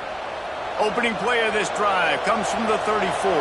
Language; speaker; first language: English; native; English